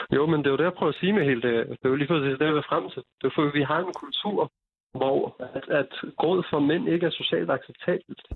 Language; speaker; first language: Danish; early bilingual, other home language; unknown